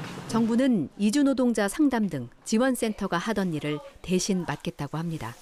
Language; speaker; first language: Korean; native; Korean